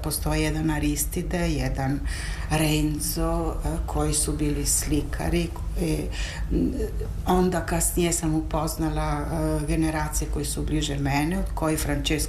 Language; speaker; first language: Serbian; non-native, fluent; Italian